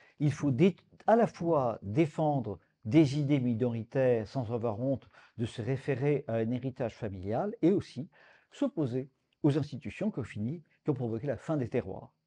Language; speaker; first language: French; native; French